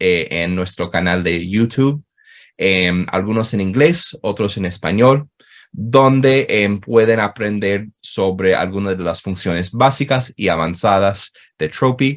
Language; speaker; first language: Spanish; non-native, fluent; English